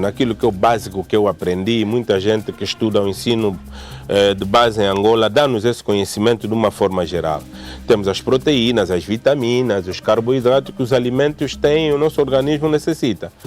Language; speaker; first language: Portuguese; native; Portuguese